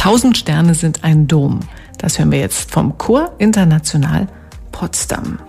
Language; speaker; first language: German; native; German